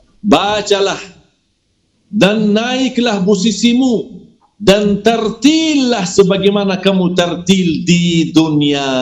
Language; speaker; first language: Malay; non-native, fluent; Arabic